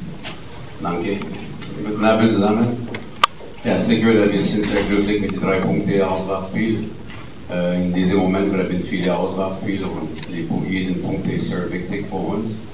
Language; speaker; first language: German; non-native, learner; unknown